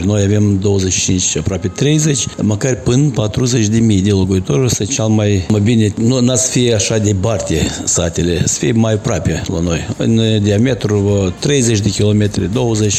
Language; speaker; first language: Romanian; non-native, local second language; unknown